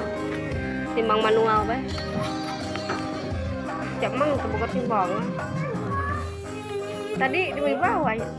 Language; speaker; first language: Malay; non-native, local second language; Sundanese